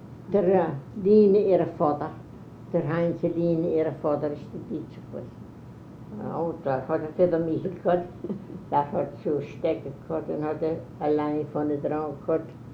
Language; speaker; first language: German; early bilingual, heritage; German